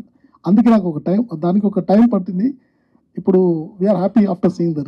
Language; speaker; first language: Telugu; non-native, local second language; Tamil